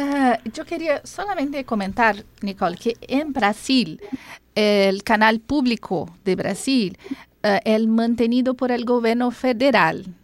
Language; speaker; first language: Spanish; non-native, fluent; Portuguese